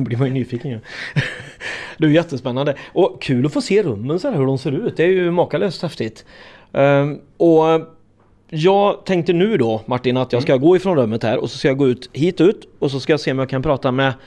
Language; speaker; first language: Swedish; native; Swedish